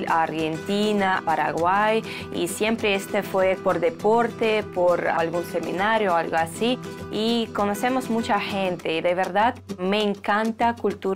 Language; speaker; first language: Spanish; non-native, fluent; Russian